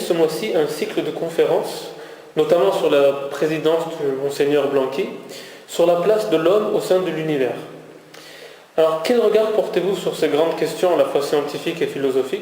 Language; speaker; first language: French; native; French